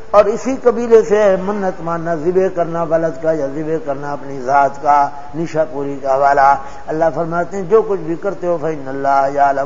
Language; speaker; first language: Urdu; non-native, local second language; Saraiki